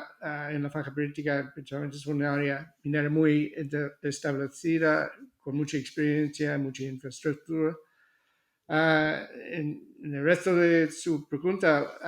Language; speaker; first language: Spanish; non-native, fluent; English